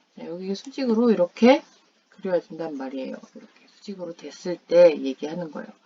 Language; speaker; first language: Korean; non-native, fluent; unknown